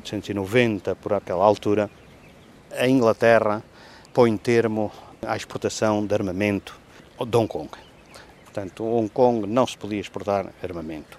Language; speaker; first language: Portuguese; native; Portuguese